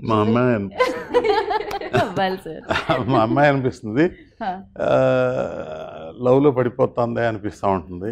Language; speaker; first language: Telugu; native; Telugu